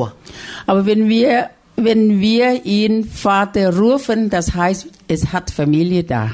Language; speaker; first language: German; non-native, learner; Thai